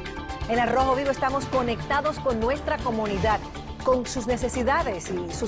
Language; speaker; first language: Spanish; native; Spanish